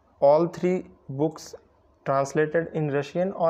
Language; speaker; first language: English; non-native, local second language; Hindi